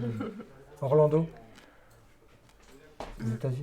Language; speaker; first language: French; native; French